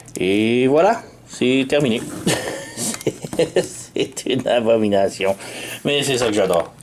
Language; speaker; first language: French; native; French